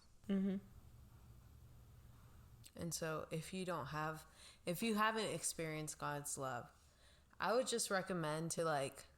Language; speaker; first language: English; non-native, local second language; Spanish